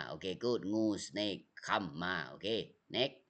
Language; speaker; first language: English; non-native, learner; Thai